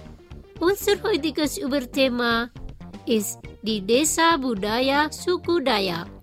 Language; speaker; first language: German; non-native, learner; Indonesian